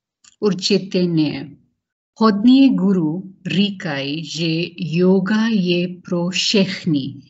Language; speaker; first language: Czech; non-native, learner; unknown